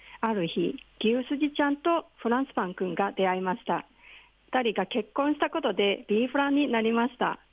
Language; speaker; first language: Japanese; non-native, fluent; Cantonese